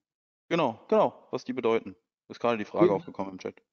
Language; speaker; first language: German; native; German